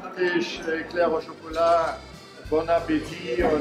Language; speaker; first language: French; non-native, fluent; German